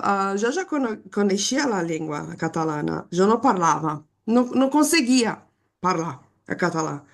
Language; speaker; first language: Catalan; non-native, fluent; Portuguese